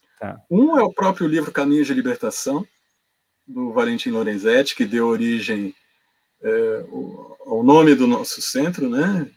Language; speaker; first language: Portuguese; native; Portuguese